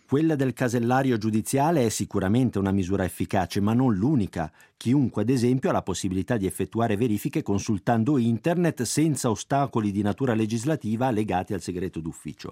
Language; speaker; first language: Italian; native; Italian